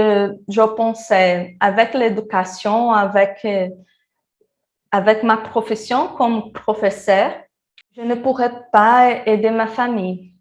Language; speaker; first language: French; non-native, learner; Portuguese